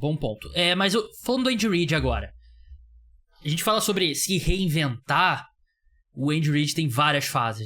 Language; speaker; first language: Portuguese; native; Portuguese